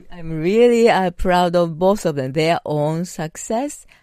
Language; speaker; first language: English; non-native, fluent; Japanese